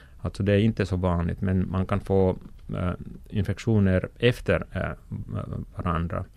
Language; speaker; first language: Swedish; non-native, local second language; Finnish